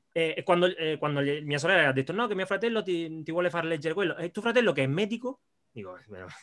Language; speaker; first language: Italian; native; Italian